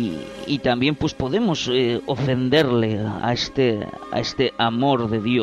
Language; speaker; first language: Spanish; native; Spanish